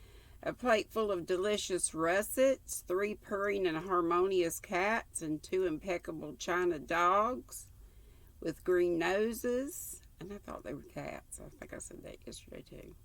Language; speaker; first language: English; native; English